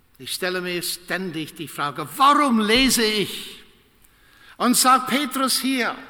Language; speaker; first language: German; non-native, fluent; English